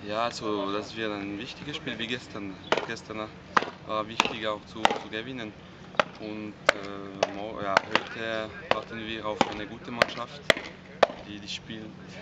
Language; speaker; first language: German; non-native, local second language; French